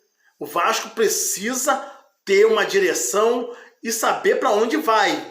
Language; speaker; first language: Portuguese; native; Portuguese